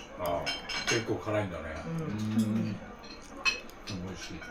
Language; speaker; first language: Japanese; native; Japanese